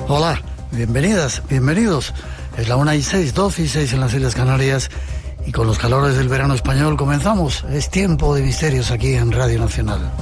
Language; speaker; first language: Spanish; native; Spanish